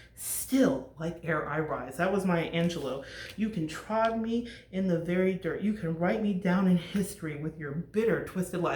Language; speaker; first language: English; native; English